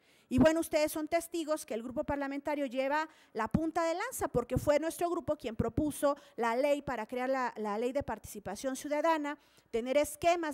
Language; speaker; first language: Spanish; native; Spanish